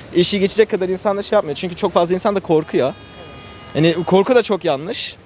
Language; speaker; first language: Turkish; native; Turkish